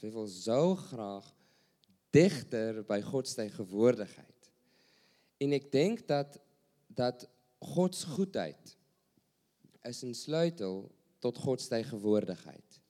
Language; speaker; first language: Dutch; non-native, learner; English